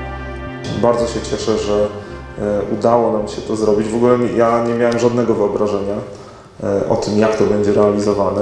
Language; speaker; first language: Polish; native; Polish